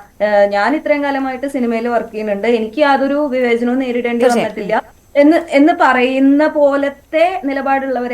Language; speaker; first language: Malayalam; native; Malayalam